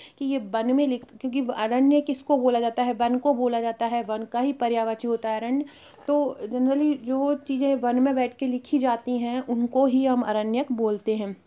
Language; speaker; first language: Hindi; native; Hindi